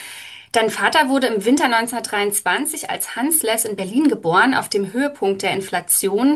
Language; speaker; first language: German; native; German